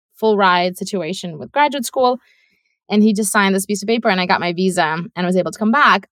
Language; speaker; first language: English; non-native, fluent; Russian